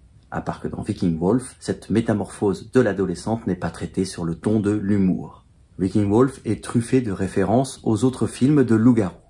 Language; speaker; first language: French; native; French